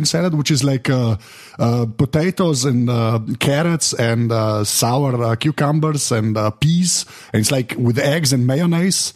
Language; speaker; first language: English; non-native, fluent; Slovenian